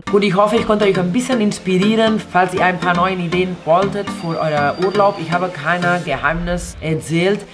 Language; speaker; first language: German; non-native, fluent; Spanish